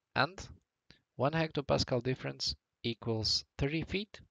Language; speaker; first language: English; non-native, fluent; Latvian